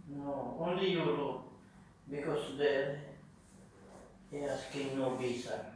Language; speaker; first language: English; non-native, learner; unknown